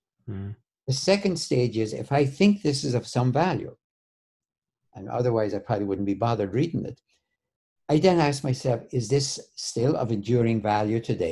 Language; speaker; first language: English; native; English